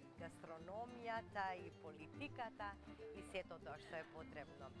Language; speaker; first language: Macedonian; native; Macedonian